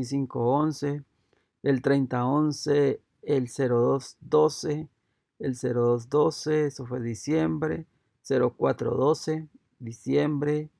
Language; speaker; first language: Spanish; native; Spanish